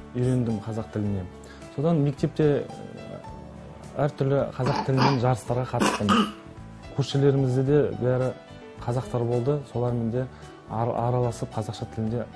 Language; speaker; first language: Kazakh; non-native, local second language; Azerbaijani